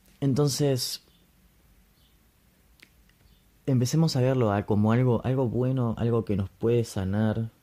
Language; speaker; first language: Spanish; native; Spanish